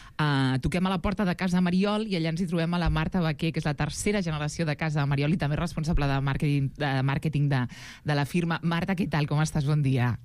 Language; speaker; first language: Catalan; native; Catalan